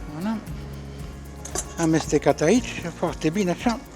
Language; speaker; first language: Romanian; non-native, fluent; French